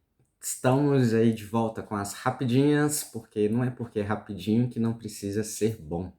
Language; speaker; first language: Portuguese; native; Portuguese